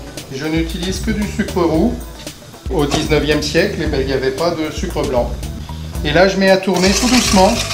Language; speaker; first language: French; native; French